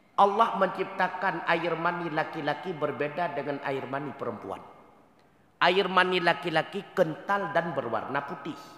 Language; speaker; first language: Malay; non-native, local second language; Achinese